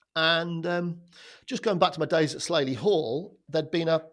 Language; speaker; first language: English; native; English